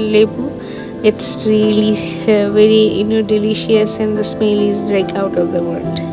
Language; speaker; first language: English; non-native, local second language; Bangla